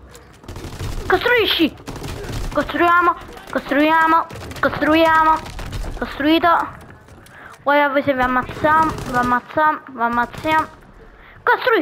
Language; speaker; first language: Italian; native; Italian